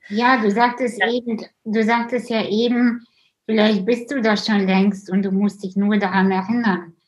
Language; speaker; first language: German; early bilingual, other home language; Russian